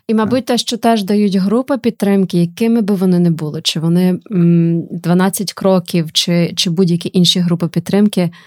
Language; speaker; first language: Ukrainian; native; Ukrainian